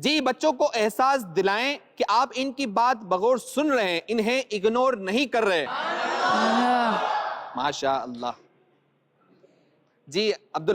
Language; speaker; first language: Urdu; native; Urdu